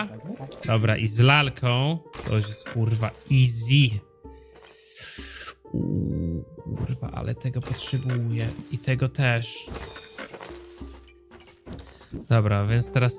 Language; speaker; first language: Polish; native; Polish